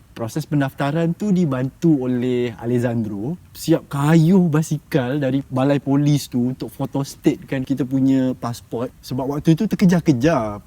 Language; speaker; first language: Malay; native; Malay